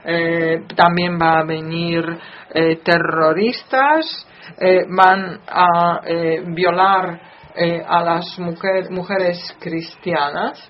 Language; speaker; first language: Spanish; non-native, fluent; Polish